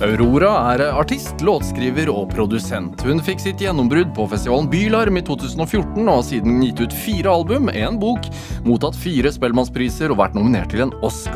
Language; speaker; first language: Norwegian; native; Norwegian